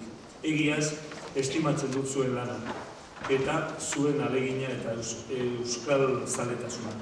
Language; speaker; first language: Basque; native; Basque